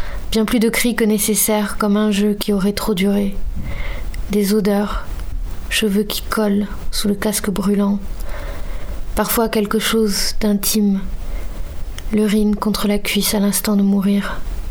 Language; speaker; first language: French; native; French